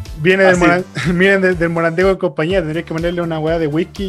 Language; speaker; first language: Spanish; native; Spanish